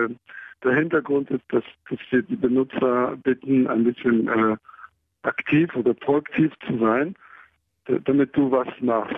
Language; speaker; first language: German; non-native, fluent; Hebrew